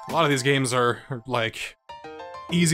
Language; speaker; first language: English; native; English